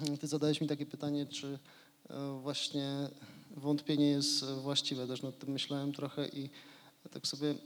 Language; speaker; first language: Polish; native; Polish